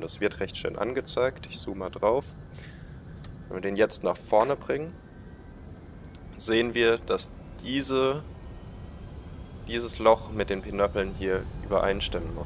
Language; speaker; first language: German; native; German